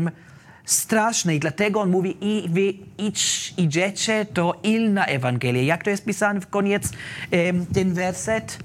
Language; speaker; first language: Polish; non-native, learner; German